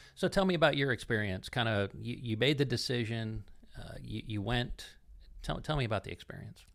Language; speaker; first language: English; non-native, fluent; Dutch